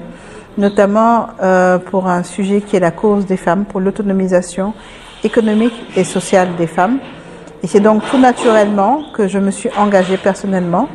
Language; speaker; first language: French; non-native, local second language; Wolof